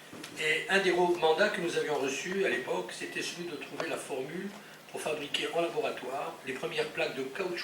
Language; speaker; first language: French; native; French